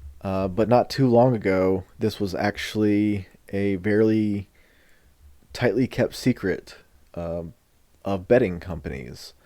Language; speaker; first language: English; native; English